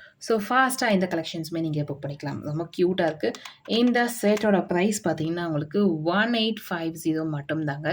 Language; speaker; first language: Tamil; native; Tamil